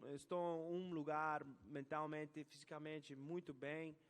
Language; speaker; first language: Portuguese; non-native, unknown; English